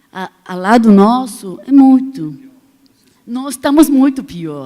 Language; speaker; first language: Portuguese; non-native, fluent; Spanish